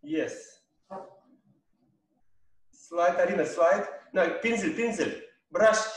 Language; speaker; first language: English; non-native, learner; Russian